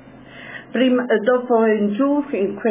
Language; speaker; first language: Italian; non-native, local second language; German